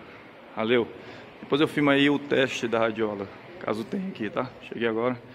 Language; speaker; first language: Portuguese; native; Portuguese